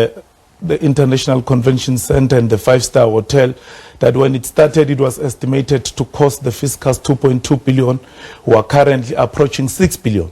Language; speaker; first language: English; non-native, local second language; Swati